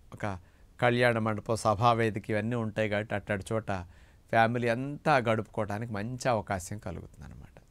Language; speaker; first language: Telugu; native; Telugu